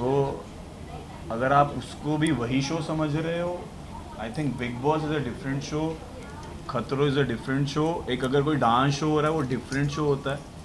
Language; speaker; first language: Hindi; native; Hindi